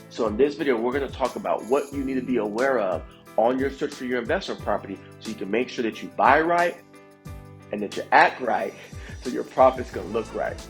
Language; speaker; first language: English; native; English